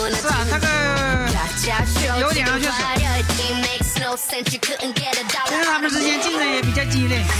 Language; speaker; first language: Chinese; native; Chinese